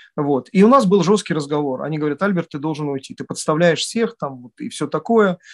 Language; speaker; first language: Russian; native; Russian